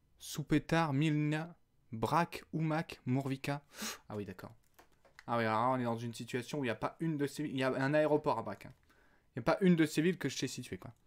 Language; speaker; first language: French; native; French